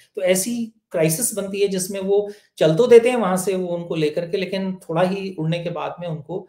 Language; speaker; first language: Hindi; native; Hindi